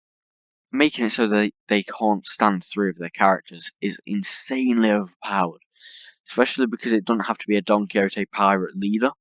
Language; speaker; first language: English; native; English